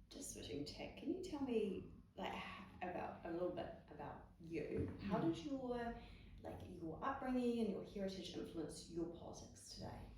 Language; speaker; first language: English; native; English